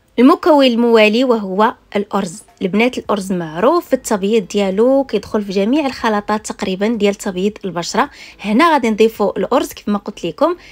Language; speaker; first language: Arabic; native; Arabic